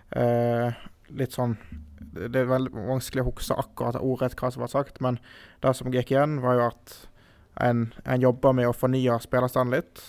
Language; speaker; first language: Norwegian; native; Norwegian